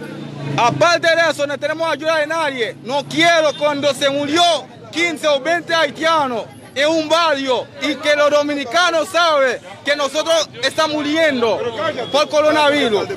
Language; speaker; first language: Spanish; non-native, fluent; Haitian Creole